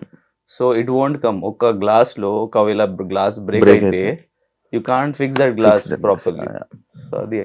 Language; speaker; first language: Telugu; non-native, local second language; Hindi